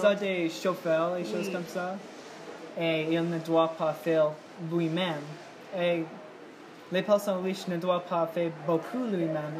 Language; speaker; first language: French; non-native, learner; English